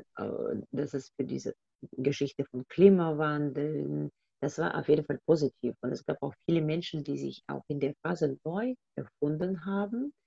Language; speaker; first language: German; non-native, fluent; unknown